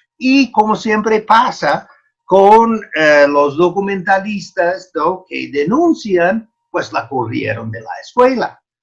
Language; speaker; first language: Spanish; non-native, fluent; English